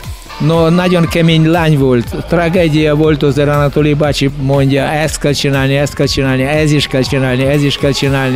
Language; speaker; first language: Hungarian; non-native, learner; Russian